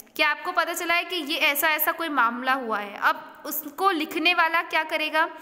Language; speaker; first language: Hindi; native; Hindi